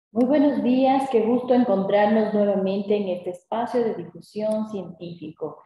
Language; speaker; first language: Spanish; native; Spanish